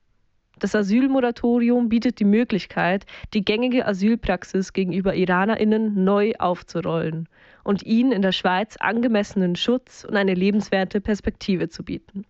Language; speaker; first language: German; native; German